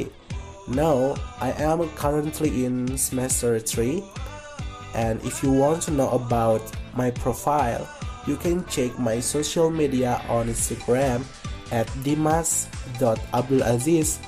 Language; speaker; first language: English; non-native, fluent; Indonesian